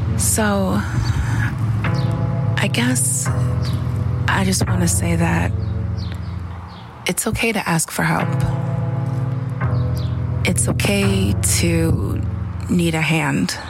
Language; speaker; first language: English; native; English